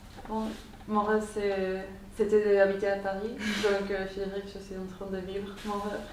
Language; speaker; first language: French; non-native, fluent; Spanish